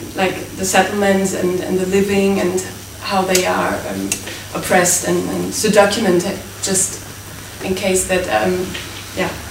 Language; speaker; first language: English; non-native, fluent; German